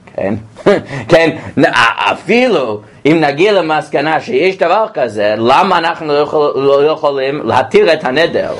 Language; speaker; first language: Hebrew; non-native, fluent; English